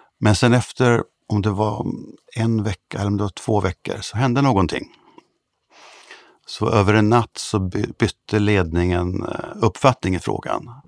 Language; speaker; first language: Swedish; native; Swedish